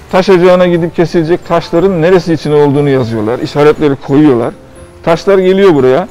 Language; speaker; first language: Turkish; native; Turkish